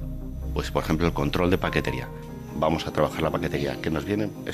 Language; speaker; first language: Spanish; native; Spanish